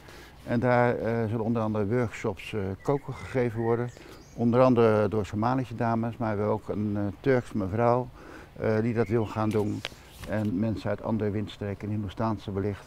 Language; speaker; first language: Dutch; native; Dutch